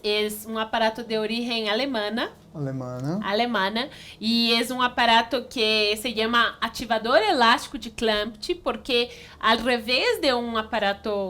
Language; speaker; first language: Spanish; non-native, fluent; Portuguese